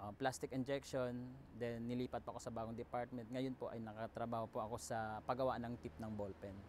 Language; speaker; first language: Filipino; native; Filipino